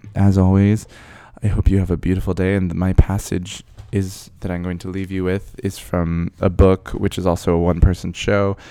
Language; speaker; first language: English; native; English